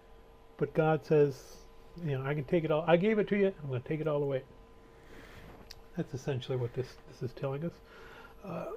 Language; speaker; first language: English; native; English